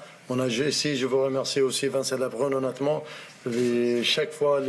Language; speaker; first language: French; non-native, learner; Arabic